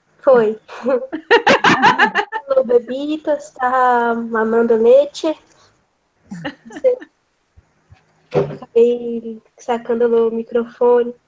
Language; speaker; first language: Portuguese; non-native, fluent; Spanish